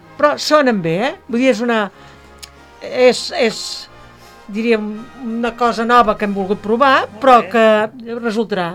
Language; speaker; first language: Catalan; native; Catalan